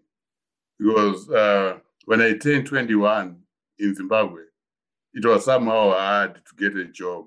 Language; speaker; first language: English; non-native, local second language; Shona